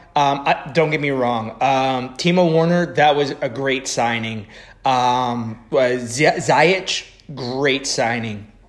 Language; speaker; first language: English; native; English